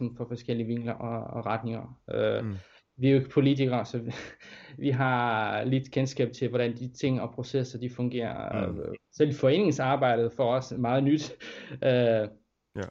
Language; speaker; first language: Danish; non-native, fluent; Russian